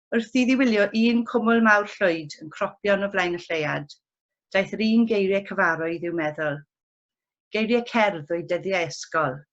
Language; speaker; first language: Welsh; non-native, local second language; English